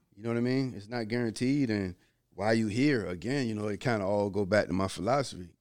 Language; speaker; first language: English; native; English